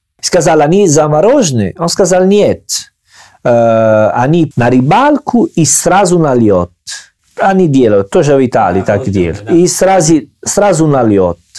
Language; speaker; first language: Russian; non-native, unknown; Italian